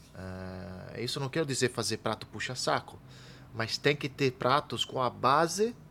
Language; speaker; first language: Portuguese; non-native, fluent; Italian